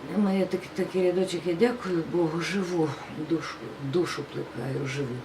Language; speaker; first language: Ukrainian; non-native, local second language; Russian